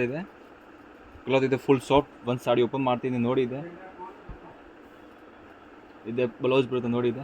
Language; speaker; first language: Kannada; non-native, local second language; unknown